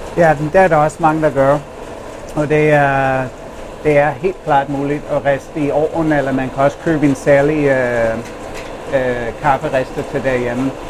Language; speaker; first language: Danish; non-native, fluent; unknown